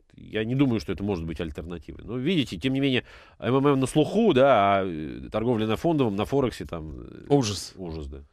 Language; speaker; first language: Russian; native; Russian